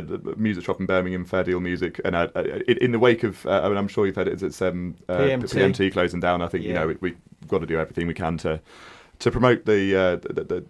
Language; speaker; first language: English; native; English